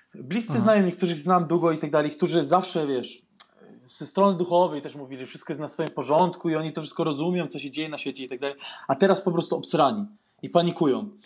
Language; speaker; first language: Polish; non-native, fluent; German